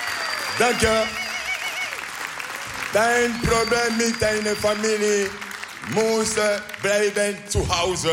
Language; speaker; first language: Dutch; non-native, learner; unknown